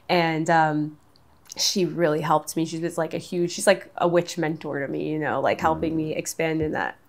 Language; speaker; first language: English; native; English